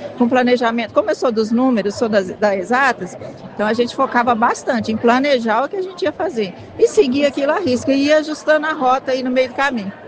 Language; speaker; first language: Portuguese; native; Portuguese